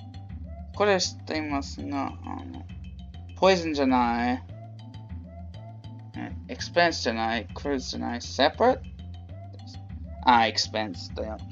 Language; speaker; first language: Japanese; non-native, learner; English